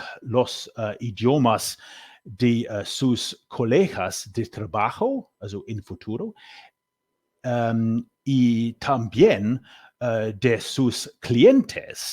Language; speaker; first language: Spanish; non-native, learner; English